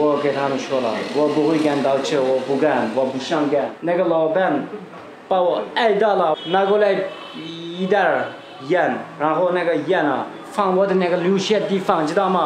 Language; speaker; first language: Chinese; non-native, local second language; Uyghur